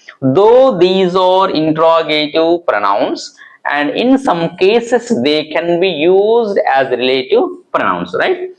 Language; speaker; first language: English; non-native, local second language; Telugu